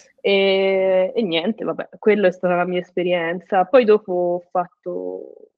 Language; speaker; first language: Italian; native; Italian